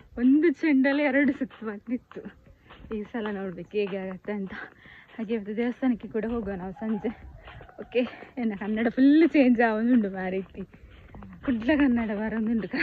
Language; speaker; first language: Kannada; non-native, local second language; Tulu